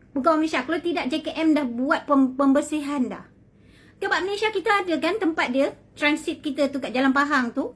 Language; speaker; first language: Malay; native; Malay